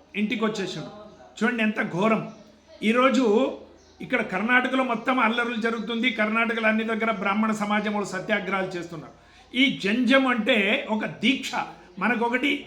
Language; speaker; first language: Telugu; non-native, local second language; Kannada